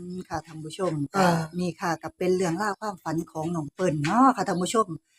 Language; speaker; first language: Thai; native; Thai